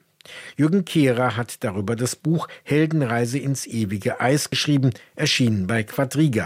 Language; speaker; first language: German; native; German